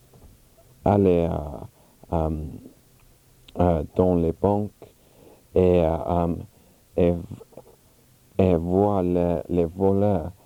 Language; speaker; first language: French; non-native, learner; English